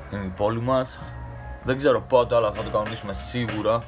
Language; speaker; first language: Greek; early bilingual, other home language; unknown